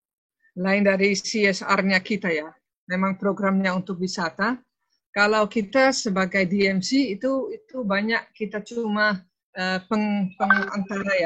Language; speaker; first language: Indonesian; non-native, fluent; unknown